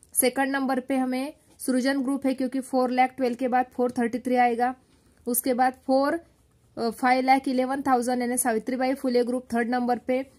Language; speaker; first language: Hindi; non-native, local second language; Marathi